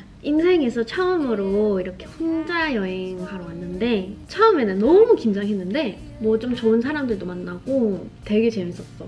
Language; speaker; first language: Korean; non-native, fluent; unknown